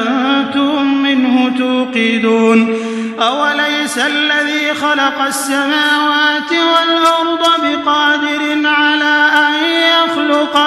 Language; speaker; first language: Arabic; native; Arabic